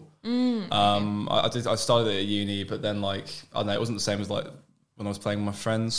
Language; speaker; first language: English; native; English